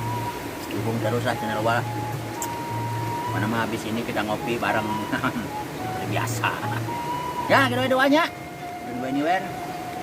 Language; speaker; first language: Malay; non-native, local second language; Sundanese